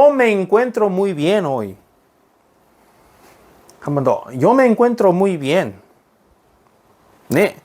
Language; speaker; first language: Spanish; non-native, fluent; Korean